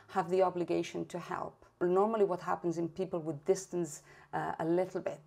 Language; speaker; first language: English; non-native, fluent; Spanish